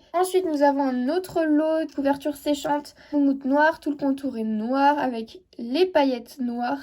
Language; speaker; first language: French; native; French